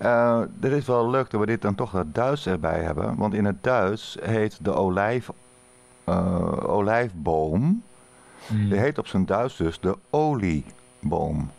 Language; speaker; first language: Dutch; native; Dutch